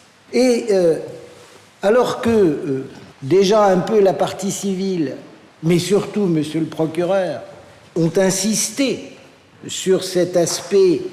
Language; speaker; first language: French; native; French